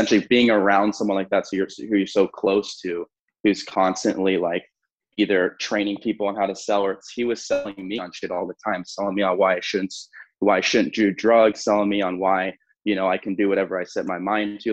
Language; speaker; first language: English; native; English